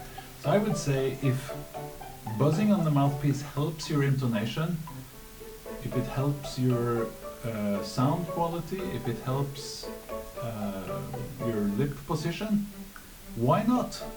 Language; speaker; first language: English; non-native, fluent; Norwegian